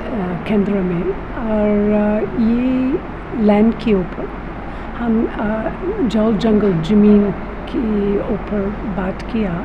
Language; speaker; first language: Hindi; non-native, learner; English